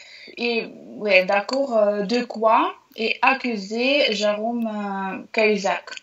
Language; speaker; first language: French; non-native, learner; Russian